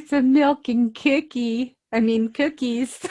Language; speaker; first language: English; native; English